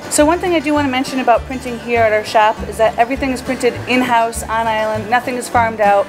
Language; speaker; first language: English; native; English